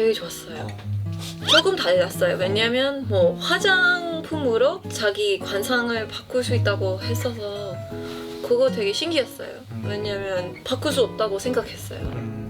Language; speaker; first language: Korean; non-native, fluent; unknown